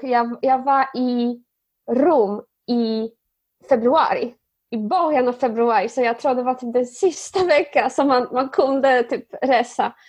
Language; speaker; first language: Swedish; non-native, fluent; Polish